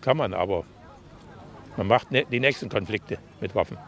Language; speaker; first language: German; native; German